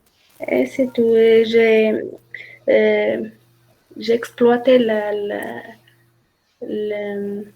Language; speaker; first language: French; non-native, learner; Arabic